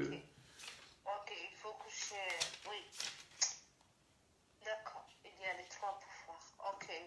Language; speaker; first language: French; non-native, learner; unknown